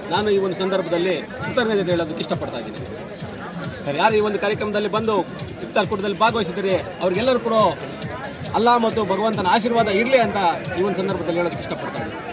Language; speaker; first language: Kannada; native; Kannada